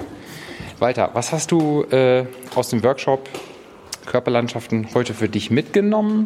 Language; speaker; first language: German; native; German